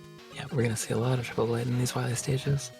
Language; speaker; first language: English; native; English